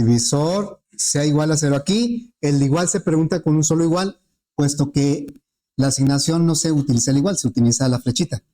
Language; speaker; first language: Spanish; native; Spanish